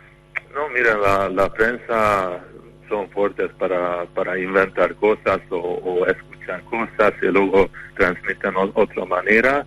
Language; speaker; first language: Spanish; non-native, fluent; Hungarian